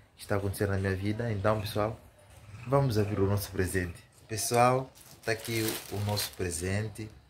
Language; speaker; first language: Portuguese; native; Portuguese